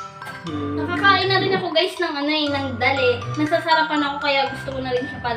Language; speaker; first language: Filipino; native; Filipino